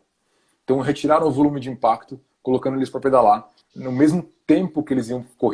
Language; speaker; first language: Portuguese; native; Portuguese